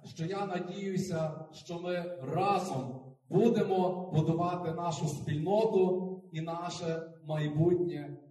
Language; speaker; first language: Ukrainian; native; Ukrainian